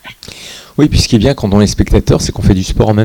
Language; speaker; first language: French; native; French